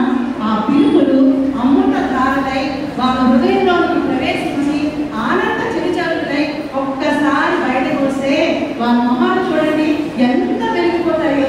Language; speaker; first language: Telugu; native; Telugu